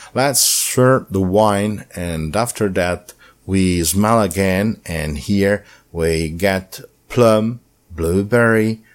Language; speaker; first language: English; non-native, fluent; Italian